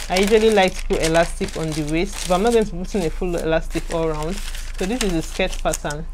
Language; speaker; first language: English; non-native, local second language; Igbo